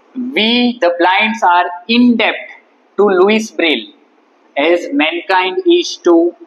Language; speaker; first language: English; non-native, local second language; Gujarati